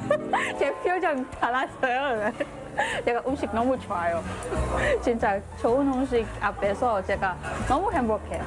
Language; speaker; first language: Korean; non-native, learner; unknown